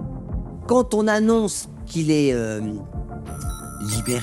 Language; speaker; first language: French; native; French